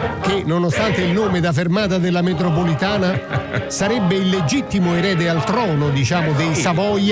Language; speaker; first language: Italian; native; Italian